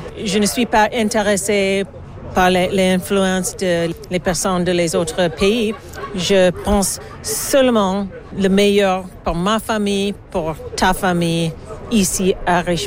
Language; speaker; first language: French; non-native, learner; English